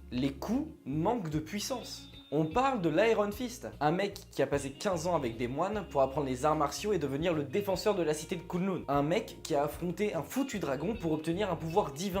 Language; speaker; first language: French; native; French